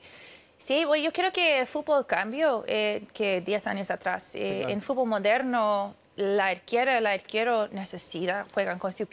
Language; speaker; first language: Spanish; early bilingual, heritage; English